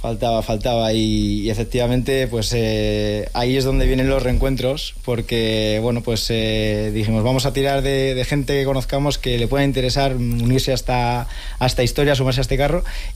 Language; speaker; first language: Spanish; native; Spanish